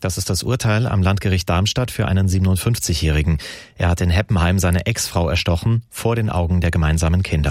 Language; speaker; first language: German; native; German